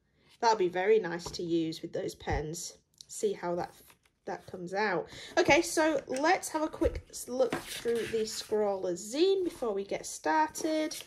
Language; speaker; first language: English; native; English